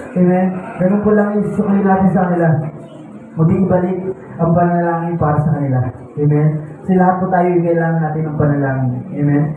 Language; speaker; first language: Filipino; native; Filipino